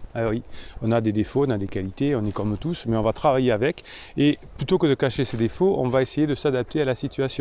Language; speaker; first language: French; native; French